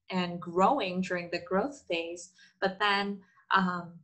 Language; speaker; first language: English; non-native, fluent; Korean